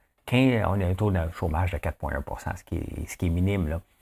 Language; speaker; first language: French; native; French